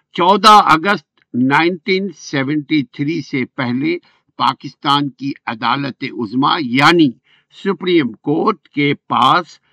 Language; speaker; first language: Urdu; native; Urdu